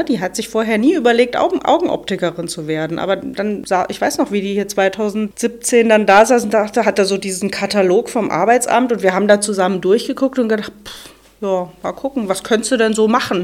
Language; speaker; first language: German; native; German